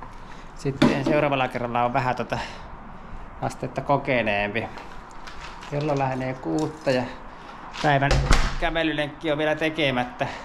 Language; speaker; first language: Finnish; native; Finnish